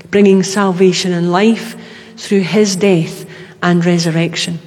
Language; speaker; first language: English; native; English